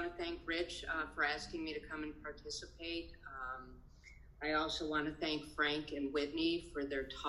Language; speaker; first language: English; native; English